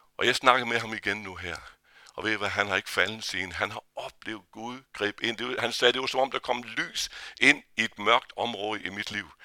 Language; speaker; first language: Danish; native; Danish